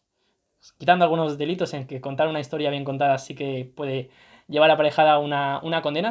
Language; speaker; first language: Spanish; native; Spanish